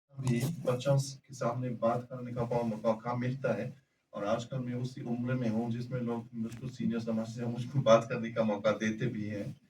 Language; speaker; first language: Hindi; non-native, fluent; German